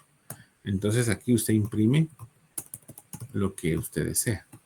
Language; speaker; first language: Spanish; native; Spanish